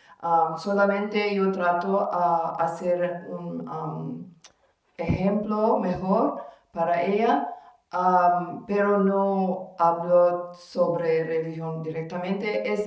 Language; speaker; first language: Spanish; non-native, learner; Malay